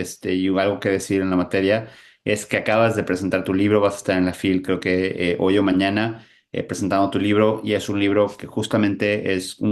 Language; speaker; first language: Spanish; native; Spanish